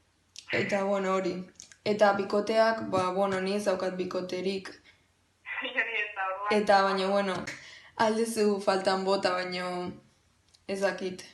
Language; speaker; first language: Basque; non-native, local second language; Spanish